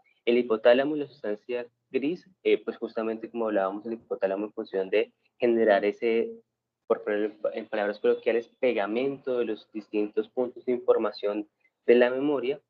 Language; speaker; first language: Spanish; native; Spanish